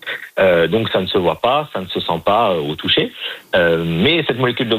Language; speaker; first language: French; native; French